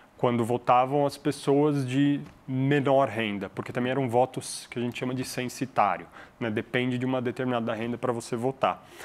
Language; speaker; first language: Portuguese; early bilingual, other home language; Arabic